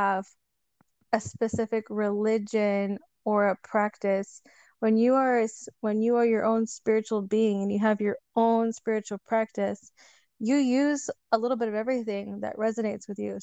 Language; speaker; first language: English; native; English